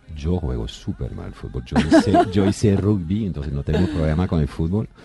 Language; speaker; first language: Spanish; non-native, fluent; French